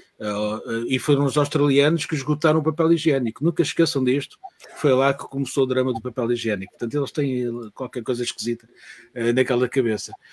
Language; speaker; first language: Portuguese; native; Portuguese